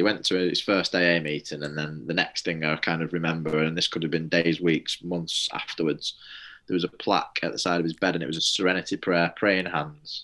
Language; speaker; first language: English; native; English